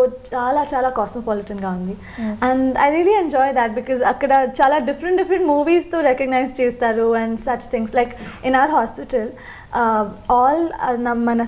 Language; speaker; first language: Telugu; non-native, local second language; Kannada